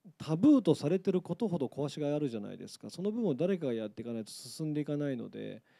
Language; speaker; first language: Japanese; native; Japanese